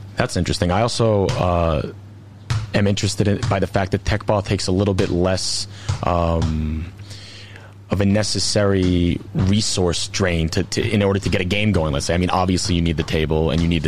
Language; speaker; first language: English; native; English